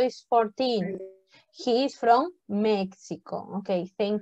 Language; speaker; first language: English; non-native, fluent; Spanish